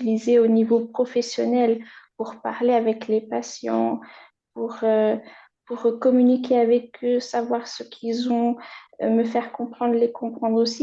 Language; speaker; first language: French; non-native, fluent; German